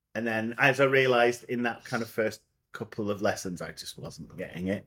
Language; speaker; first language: English; native; English